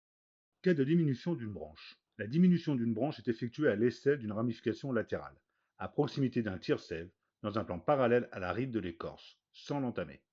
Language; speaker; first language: French; native; French